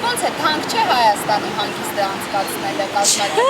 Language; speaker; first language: Armenian; native; Armenian